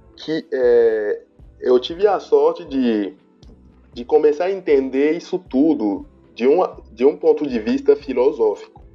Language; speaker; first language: Portuguese; non-native, fluent; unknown